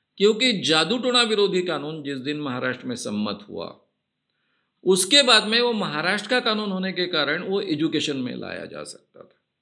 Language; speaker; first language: Hindi; non-native, local second language; Marathi